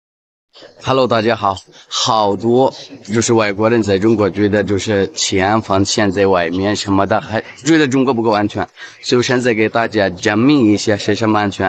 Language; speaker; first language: Chinese; non-native, fluent; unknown